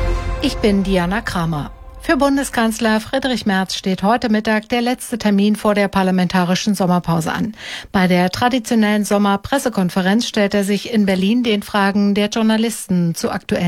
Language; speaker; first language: German; native; German